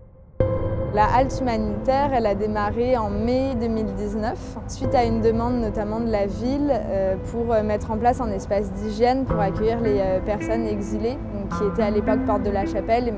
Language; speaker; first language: French; native; French